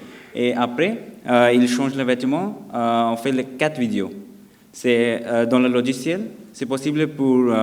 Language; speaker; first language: French; non-native, fluent; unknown